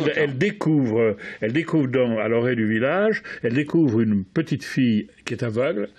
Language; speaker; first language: French; native; French